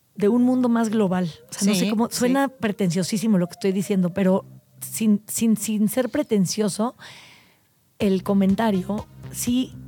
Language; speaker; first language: Spanish; native; Spanish